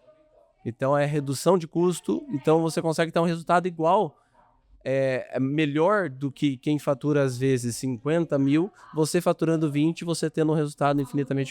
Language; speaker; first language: Portuguese; native; Portuguese